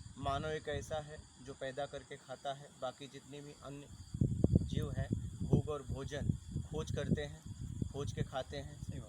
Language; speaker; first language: Hindi; native; Hindi